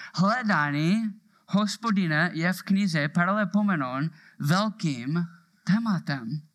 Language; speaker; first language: Czech; native; Czech